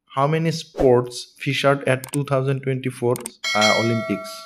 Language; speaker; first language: English; non-native, local second language; Assamese